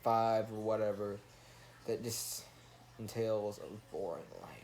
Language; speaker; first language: English; native; English